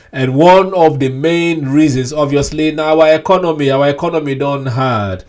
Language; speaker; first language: Nigerian Pidgin; non-native, local second language; Yoruba